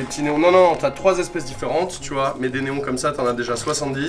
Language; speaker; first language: French; native; French